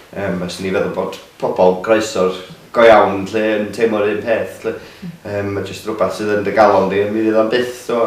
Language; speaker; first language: Welsh; native; Welsh